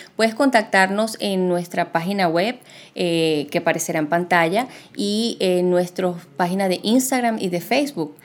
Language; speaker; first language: Spanish; native; Spanish